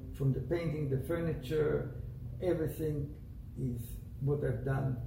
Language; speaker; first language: English; non-native, fluent; Hebrew